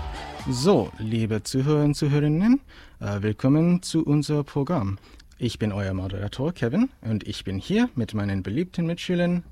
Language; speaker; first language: German; non-native, fluent; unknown